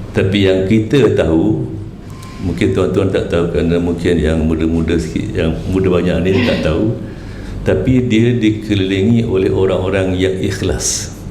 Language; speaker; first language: Malay; native; Malay